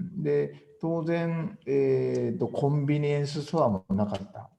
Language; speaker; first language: Japanese; native; Japanese